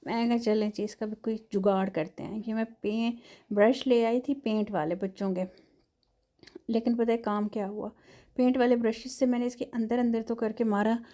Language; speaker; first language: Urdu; non-native, local second language; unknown